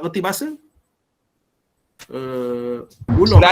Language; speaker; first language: Malay; native; Malay